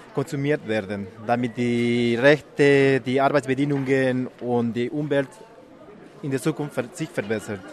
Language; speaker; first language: German; non-native, fluent; Spanish